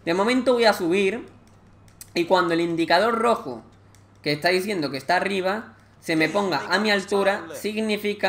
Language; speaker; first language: Spanish; native; Spanish